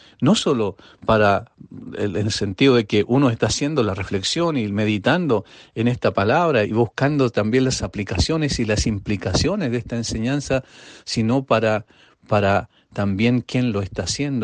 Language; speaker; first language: Spanish; native; Spanish